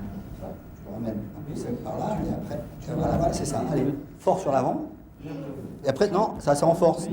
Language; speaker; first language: French; native; French